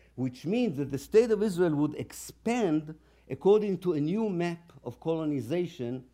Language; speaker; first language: English; non-native, fluent; Hebrew